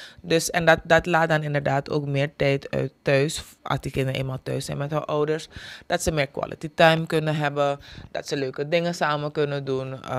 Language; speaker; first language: Dutch; native; Dutch